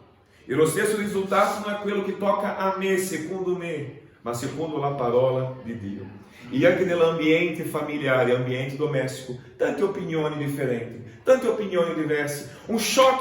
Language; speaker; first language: Italian; non-native, fluent; Portuguese